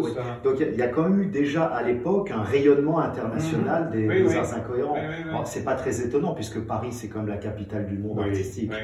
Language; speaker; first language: French; native; French